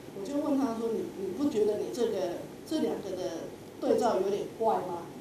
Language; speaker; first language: Chinese; native; Chinese